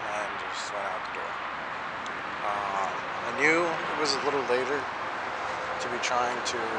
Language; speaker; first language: English; native; English